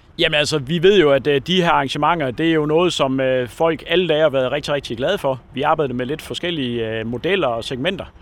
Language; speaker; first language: Danish; native; Danish